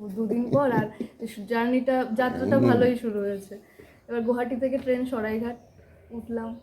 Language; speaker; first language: Bangla; native; Bangla